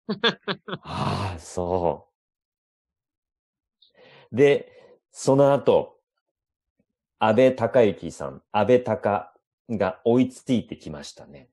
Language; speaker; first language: Japanese; native; Japanese